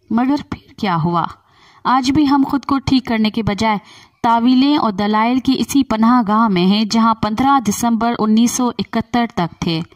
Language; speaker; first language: Urdu; non-native, local second language; Sindhi